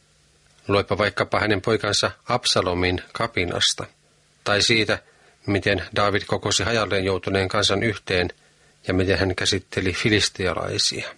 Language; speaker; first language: Finnish; native; Finnish